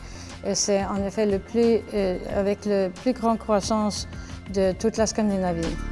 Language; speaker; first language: French; non-native, fluent; Swedish